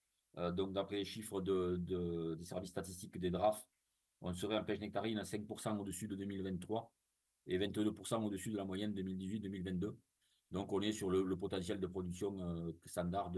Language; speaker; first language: French; native; French